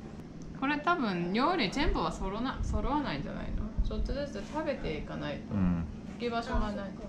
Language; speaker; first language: Japanese; non-native, fluent; Korean